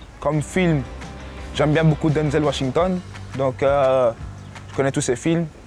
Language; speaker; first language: French; early bilingual, other home language; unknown